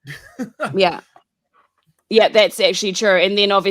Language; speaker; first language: English; native; English